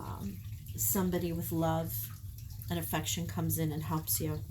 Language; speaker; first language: English; native; English